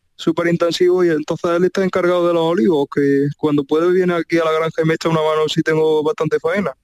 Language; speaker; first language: Spanish; native; Spanish